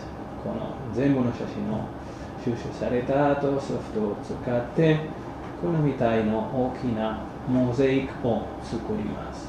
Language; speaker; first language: Japanese; non-native, fluent; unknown